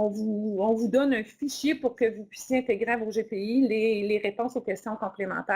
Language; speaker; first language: French; native; French